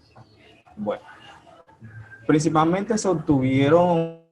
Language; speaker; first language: Spanish; native; Spanish